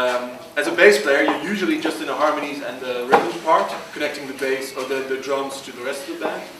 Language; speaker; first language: English; non-native, fluent; Dutch